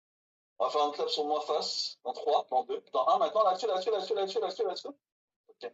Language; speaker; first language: French; native; French